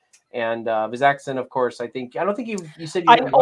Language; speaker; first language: English; native; English